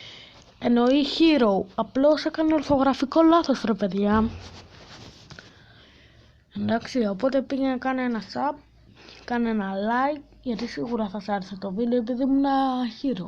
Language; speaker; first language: Greek; native; Greek